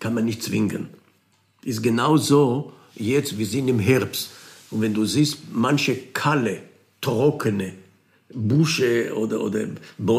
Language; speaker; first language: German; non-native, fluent; Hebrew